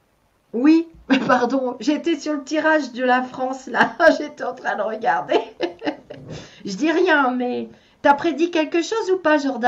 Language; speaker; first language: French; native; French